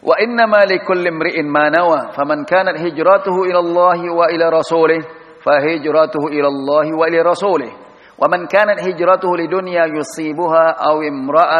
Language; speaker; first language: Arabic; non-native, fluent; Indonesian